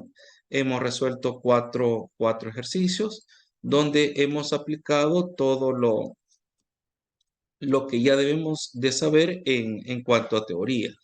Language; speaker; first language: Spanish; native; Spanish